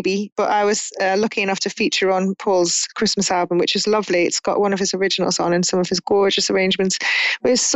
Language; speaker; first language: English; native; English